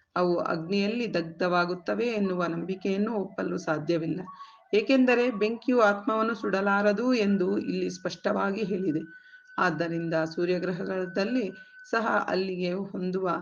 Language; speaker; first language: Kannada; native; Kannada